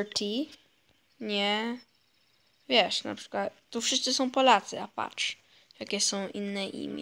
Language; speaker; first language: Polish; early bilingual, heritage; Polish